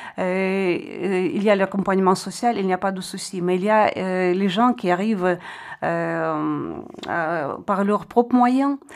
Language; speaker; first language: French; non-native, fluent; Ukrainian